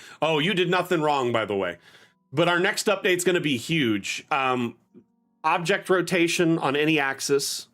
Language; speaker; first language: English; native; English